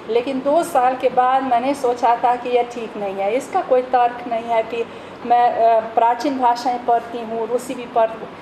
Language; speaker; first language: Hindi; non-native, fluent; Hungarian